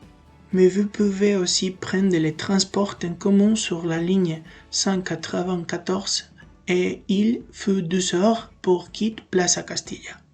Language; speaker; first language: French; non-native, learner; Spanish